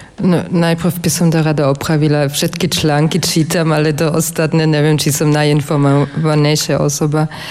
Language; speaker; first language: Slovak; non-native, fluent; German